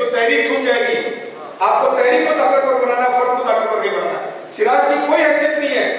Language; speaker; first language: Hindi; non-native, local second language; Urdu